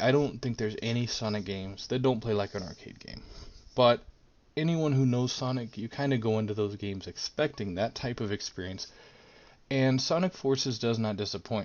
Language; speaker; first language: English; native; English